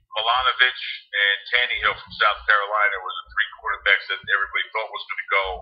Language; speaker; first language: English; native; English